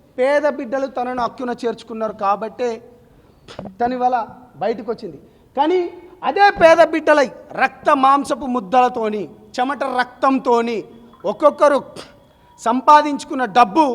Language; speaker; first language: Telugu; non-native, local second language; Lambadi